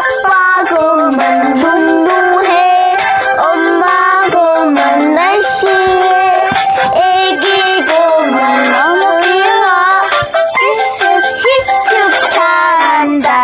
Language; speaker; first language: Korean; non-native, learner; Mongolian